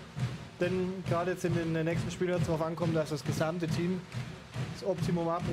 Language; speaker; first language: German; native; German